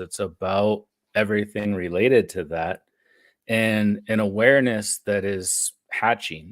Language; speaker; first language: English; native; English